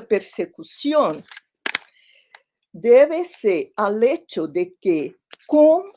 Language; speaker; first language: Spanish; non-native, fluent; Portuguese